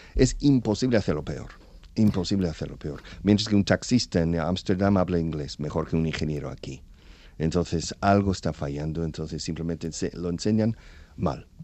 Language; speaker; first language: Spanish; non-native, fluent; English